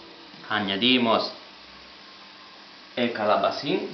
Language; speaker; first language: Spanish; non-native, learner; Italian